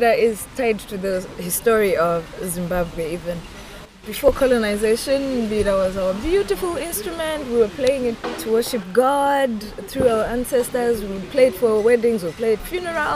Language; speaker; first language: English; non-native, local second language; Shona